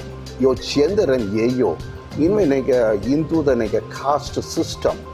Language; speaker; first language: Chinese; non-native, fluent; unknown